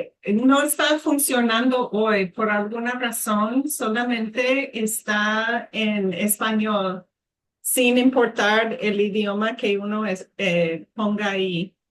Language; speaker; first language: Spanish; non-native, fluent; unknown